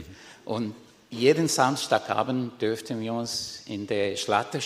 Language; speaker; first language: German; non-native, fluent; Spanish